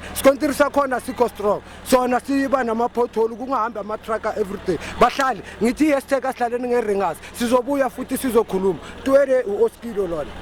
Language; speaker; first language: Zulu; native; Zulu